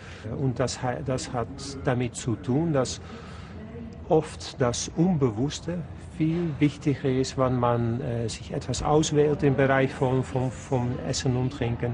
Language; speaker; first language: German; non-native, fluent; Dutch